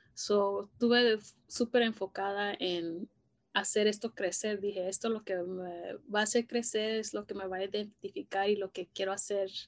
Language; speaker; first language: Spanish; early bilingual, heritage; Spanish